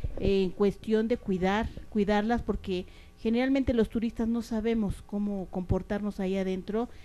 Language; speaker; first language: Spanish; native; Spanish